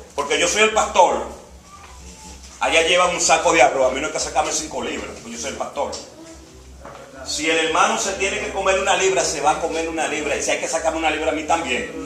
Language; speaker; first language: Spanish; native; Spanish